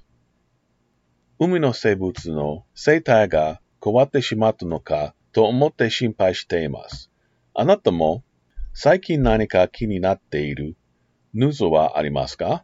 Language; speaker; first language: Japanese; non-native, learner; English